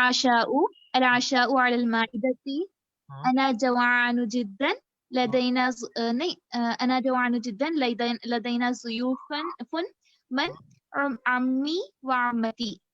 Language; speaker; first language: Arabic; non-native, learner; Urdu